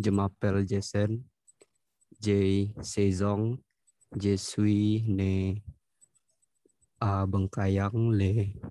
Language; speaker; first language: French; non-native, learner; Indonesian